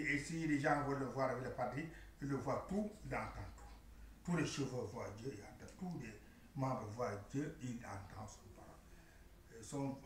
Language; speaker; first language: French; non-native, learner; Arabic